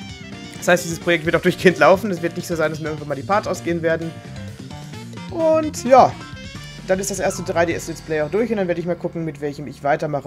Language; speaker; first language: German; native; German